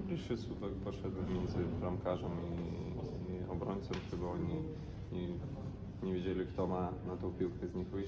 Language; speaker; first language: Polish; non-native, fluent; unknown